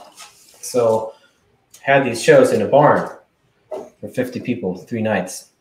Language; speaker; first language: English; non-native, fluent; Swedish